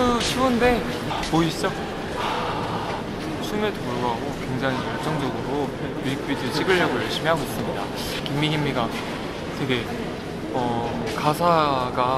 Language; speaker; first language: Korean; non-native, fluent; Japanese